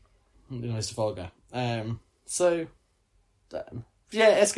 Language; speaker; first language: German; non-native, learner; English